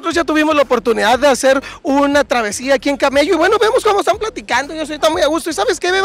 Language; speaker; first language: Spanish; native; Spanish